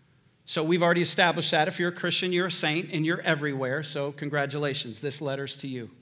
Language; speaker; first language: English; native; English